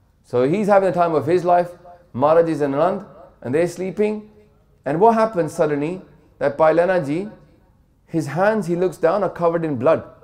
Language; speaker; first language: Punjabi; early bilingual, heritage; Punjabi